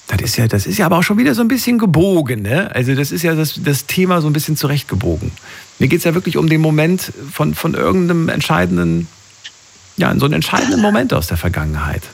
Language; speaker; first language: German; native; German